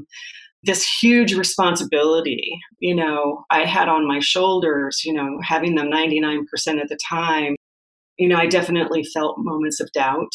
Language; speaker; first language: English; native; English